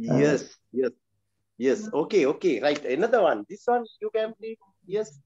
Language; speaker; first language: English; non-native, learner; Sinhala